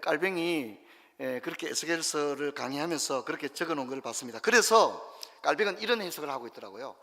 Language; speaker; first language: Korean; native; Korean